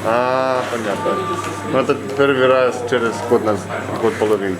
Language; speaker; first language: Russian; non-native, learner; English